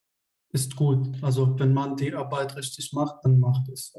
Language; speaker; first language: German; non-native, fluent; Arabic